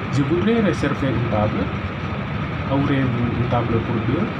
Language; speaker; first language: French; non-native, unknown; Indonesian